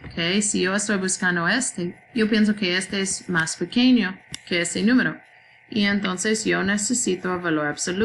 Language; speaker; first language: Spanish; non-native, learner; English